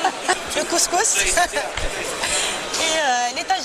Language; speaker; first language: French; non-native, local second language; Arabic